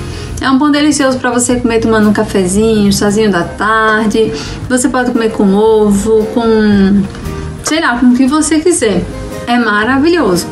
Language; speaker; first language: Portuguese; native; Portuguese